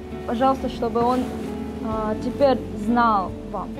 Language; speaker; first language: Russian; non-native, learner; Korean